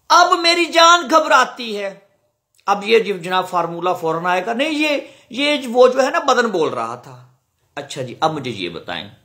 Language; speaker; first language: Urdu; non-native, local second language; Punjabi